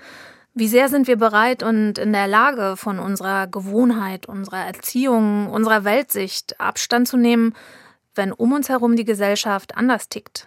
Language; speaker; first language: German; native; German